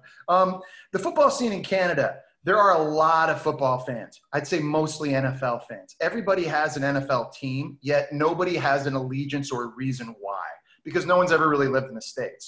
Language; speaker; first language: English; native; English